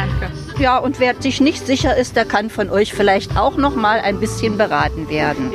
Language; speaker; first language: German; native; German